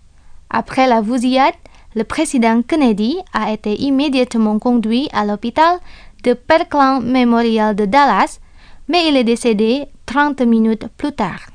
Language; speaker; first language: French; non-native, fluent; Indonesian